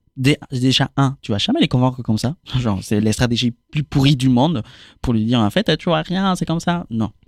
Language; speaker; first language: French; non-native, fluent; Spanish